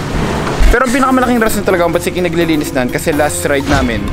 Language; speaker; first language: Filipino; native; Filipino